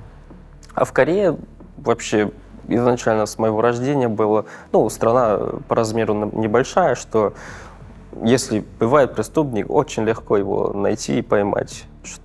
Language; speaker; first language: Russian; non-native, fluent; Korean